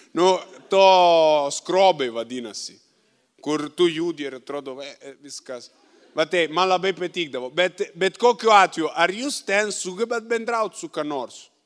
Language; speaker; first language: Lithuanian; non-native, fluent; Italian